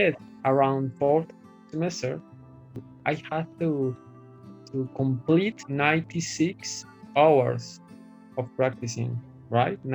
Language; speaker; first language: English; non-native, fluent; Spanish